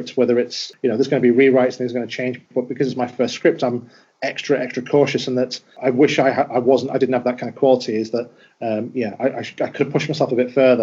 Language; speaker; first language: English; native; English